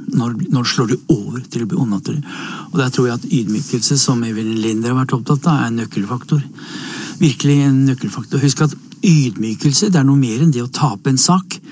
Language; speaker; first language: Norwegian; native; Norwegian